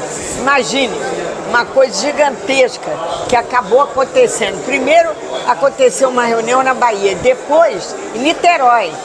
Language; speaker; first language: Portuguese; native; Portuguese